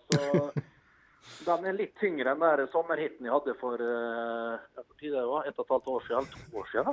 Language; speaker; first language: Norwegian; early bilingual, other home language; Dutch